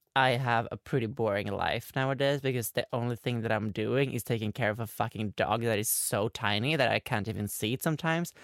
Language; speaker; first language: English; non-native, fluent; Swedish